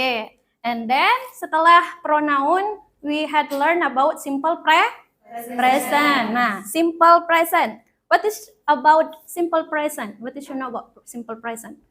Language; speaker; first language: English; non-native, fluent; Indonesian